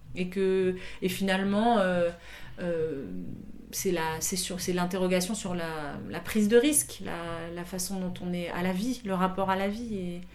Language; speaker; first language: French; native; French